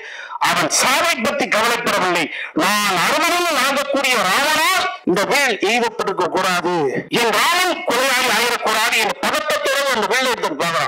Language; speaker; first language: Tamil; native; Tamil